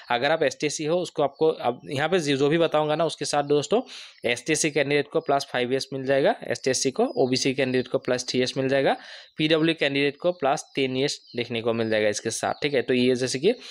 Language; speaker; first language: Hindi; non-native, local second language; Assamese